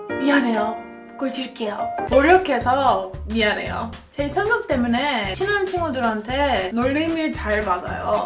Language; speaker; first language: Korean; non-native, fluent; English